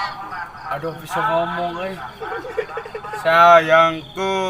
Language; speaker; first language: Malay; non-native, local second language; Sundanese